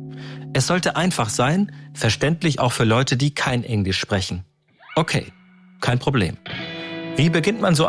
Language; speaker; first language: German; native; German